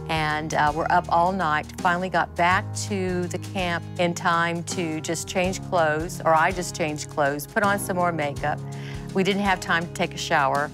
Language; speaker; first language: English; native; English